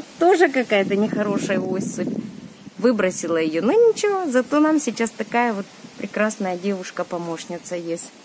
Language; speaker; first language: Russian; native; Russian